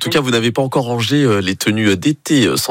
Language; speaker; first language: French; native; French